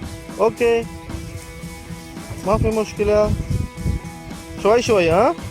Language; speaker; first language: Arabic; non-native, learner; Hindi